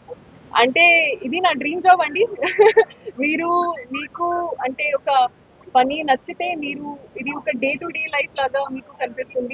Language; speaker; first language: Telugu; non-native, local second language; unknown